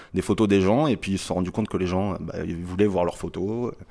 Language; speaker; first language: French; native; French